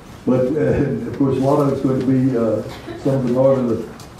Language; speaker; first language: English; native; English